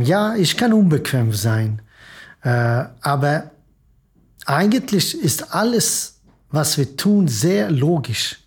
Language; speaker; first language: German; non-native, fluent; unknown